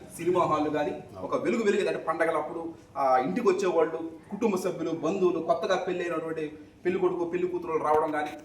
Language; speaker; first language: Telugu; native; Telugu